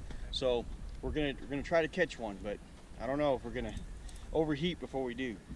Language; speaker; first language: English; native; English